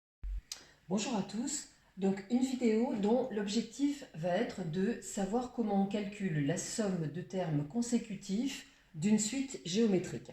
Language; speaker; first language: French; native; French